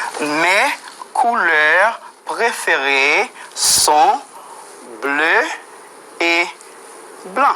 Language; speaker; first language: French; non-native, fluent; Spanish